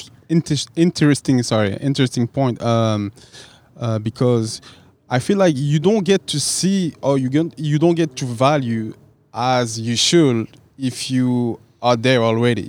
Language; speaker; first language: English; non-native, fluent; French